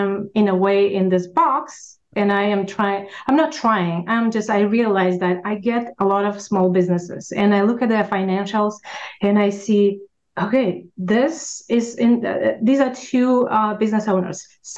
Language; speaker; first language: English; non-native, fluent; Russian